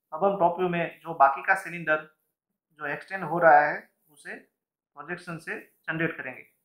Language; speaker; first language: Hindi; non-native, local second language; Gujarati